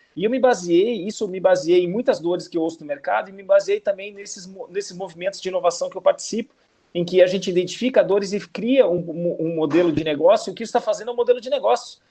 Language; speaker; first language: Portuguese; native; Portuguese